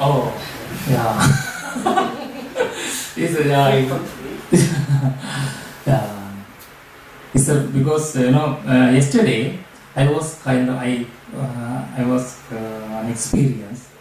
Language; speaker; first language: English; non-native, learner; Sinhala